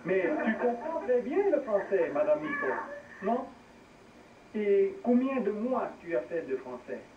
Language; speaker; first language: French; non-native, fluent; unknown